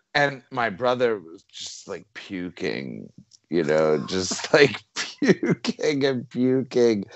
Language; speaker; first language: English; native; English